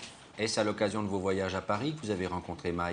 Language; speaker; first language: French; native; French